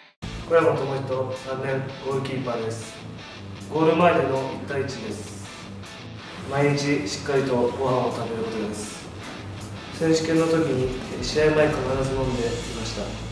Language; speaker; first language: Japanese; native; Japanese